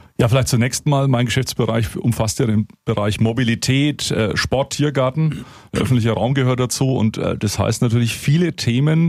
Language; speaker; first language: German; native; German